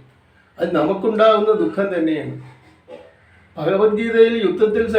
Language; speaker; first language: Malayalam; native; Malayalam